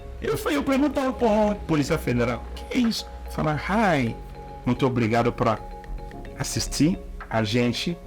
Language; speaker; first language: Portuguese; non-native, learner; Igbo